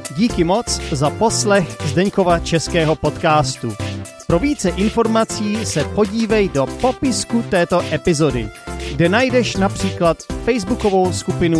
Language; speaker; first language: Czech; native; Czech